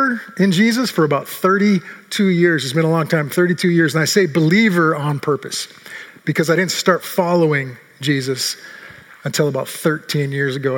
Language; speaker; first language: English; native; English